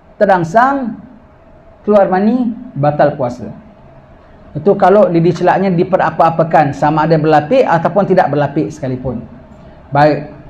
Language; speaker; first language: Malay; native; Malay